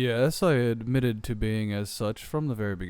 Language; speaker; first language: English; native; English